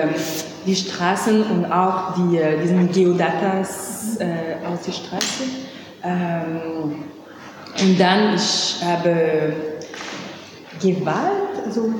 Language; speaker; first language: German; non-native, learner; French